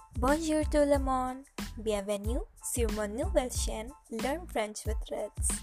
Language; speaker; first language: French; non-native, learner; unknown